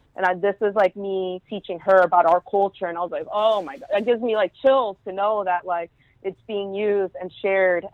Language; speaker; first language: English; early bilingual, other home language; Spanish